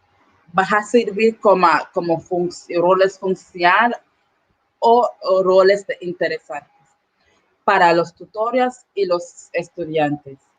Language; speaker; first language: Spanish; non-native, learner; English